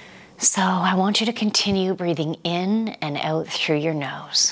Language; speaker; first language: English; native; English